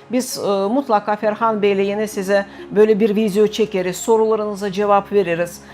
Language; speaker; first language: Turkish; non-native, fluent; Russian